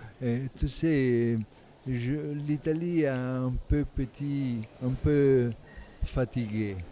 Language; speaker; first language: French; non-native, learner; Italian